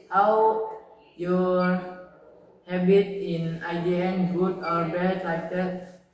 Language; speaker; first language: English; non-native, learner; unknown